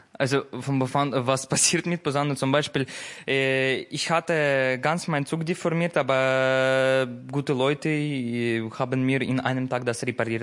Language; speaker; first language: German; non-native, learner; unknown